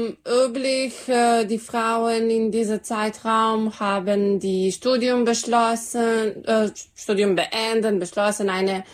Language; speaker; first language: German; non-native, fluent; Serbian